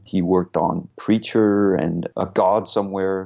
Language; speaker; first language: English; non-native, fluent; Danish